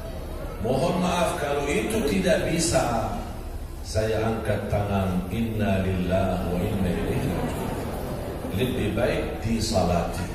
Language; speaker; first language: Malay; non-native, fluent; Arabic